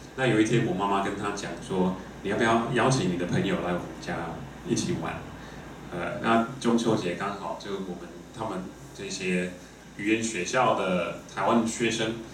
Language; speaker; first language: Chinese; non-native, fluent; English